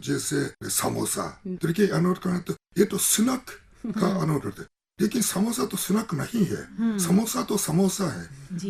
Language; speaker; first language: Hindi; non-native, fluent; Japanese